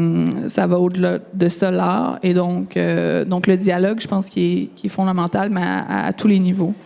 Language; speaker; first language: French; native; French